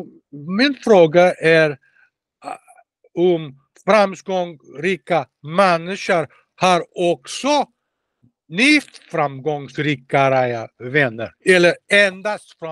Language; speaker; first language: Swedish; non-native, learner; Russian